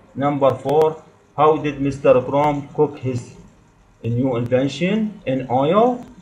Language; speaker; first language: English; non-native, learner; Arabic